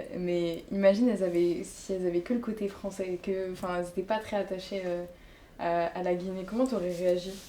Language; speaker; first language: French; early bilingual, other home language; Arabic